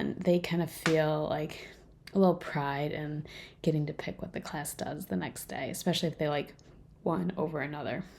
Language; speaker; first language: English; native; English